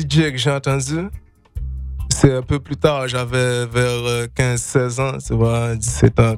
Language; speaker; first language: French; native; French